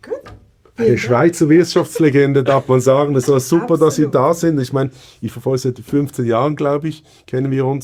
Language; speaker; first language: German; native; German